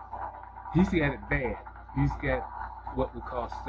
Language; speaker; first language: English; native; English